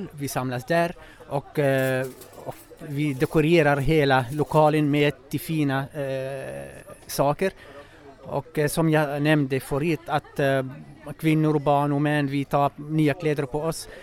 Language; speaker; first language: Swedish; non-native, fluent; Arabic